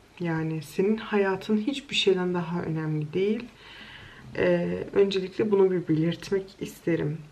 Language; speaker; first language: Turkish; early bilingual, heritage; Turkish